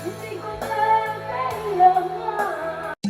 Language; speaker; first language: Filipino; native; Filipino